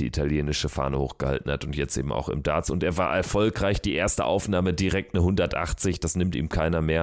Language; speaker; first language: German; native; German